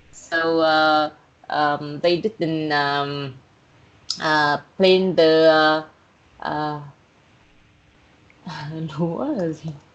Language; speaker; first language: English; non-native, learner; Vietnamese